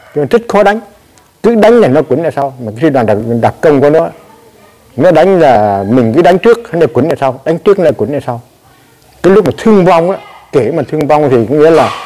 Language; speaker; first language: Vietnamese; native; Vietnamese